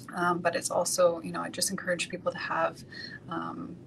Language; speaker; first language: English; native; English